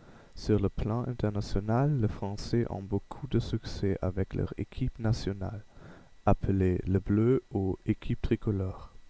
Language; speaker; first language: French; non-native, learner; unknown